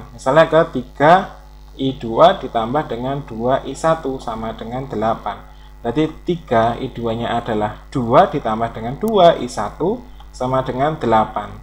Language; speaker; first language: Indonesian; native; Indonesian